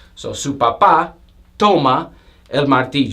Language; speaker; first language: Spanish; non-native, fluent; English